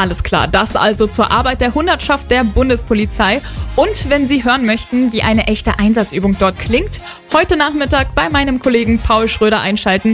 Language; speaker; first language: German; native; German